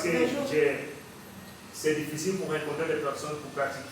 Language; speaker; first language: French; non-native, learner; Portuguese